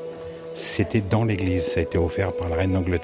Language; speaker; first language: French; native; French